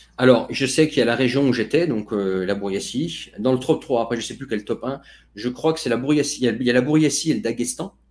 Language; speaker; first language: French; native; French